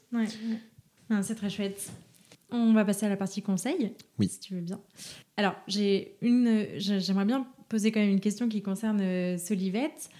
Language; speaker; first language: French; native; French